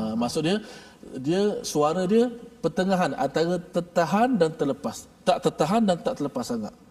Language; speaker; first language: Malay; native; Malay